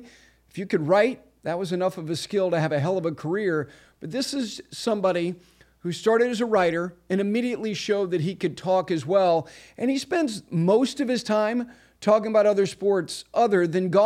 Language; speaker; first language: English; native; English